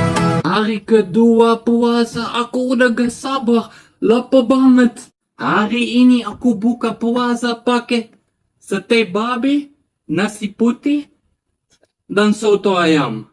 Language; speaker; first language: Indonesian; non-native, learner; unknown